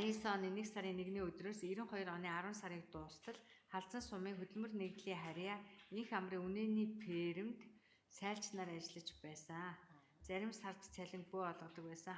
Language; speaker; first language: Mongolian; native; Mongolian